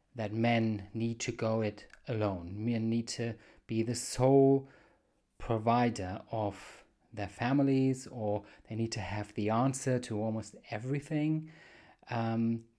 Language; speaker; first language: English; non-native, fluent; German